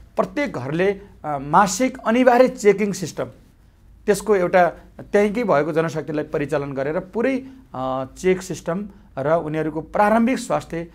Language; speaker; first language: Nepali; native; Nepali